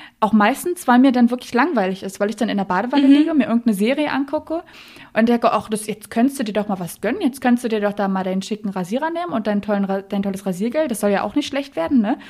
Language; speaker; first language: German; native; German